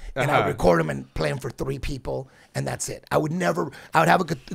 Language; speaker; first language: English; native; English